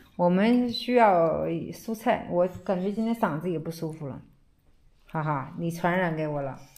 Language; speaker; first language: Chinese; native; Chinese